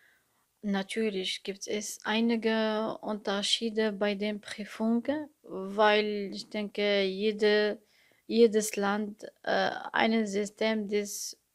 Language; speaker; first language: German; non-native, learner; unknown